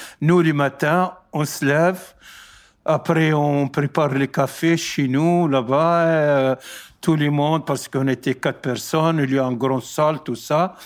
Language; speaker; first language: French; non-native, learner; Arabic